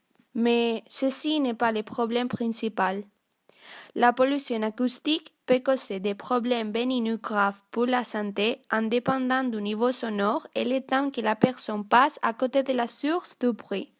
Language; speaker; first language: French; non-native, learner; Spanish